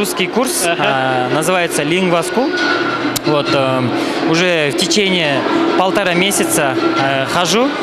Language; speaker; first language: Russian; non-native, learner; Kyrgyz